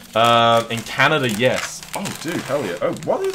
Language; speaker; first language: English; native; English